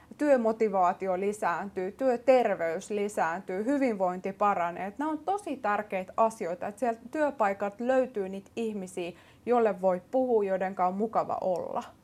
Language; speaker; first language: Finnish; early bilingual, other home language; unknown